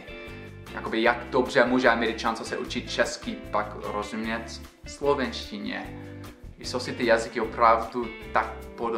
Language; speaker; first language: Czech; non-native, fluent; English